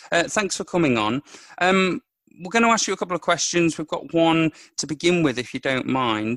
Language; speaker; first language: English; native; English